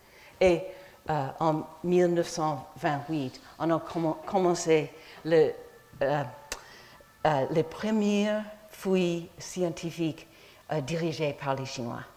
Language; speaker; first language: French; non-native, fluent; English